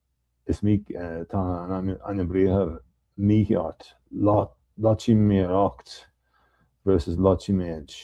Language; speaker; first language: Irish; non-native, learner; English